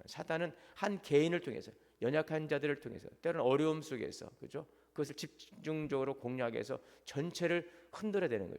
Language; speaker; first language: Korean; native; Korean